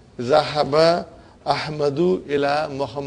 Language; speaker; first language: Arabic; non-native, fluent; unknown